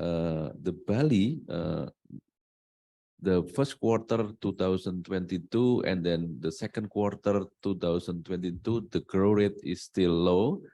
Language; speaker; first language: English; non-native, learner; Indonesian